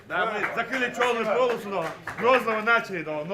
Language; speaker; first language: Russian; non-native, local second language; Chechen